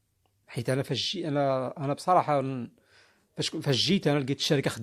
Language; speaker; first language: Arabic; native; Arabic